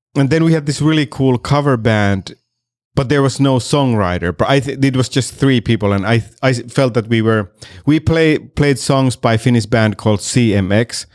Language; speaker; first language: English; non-native, fluent; Finnish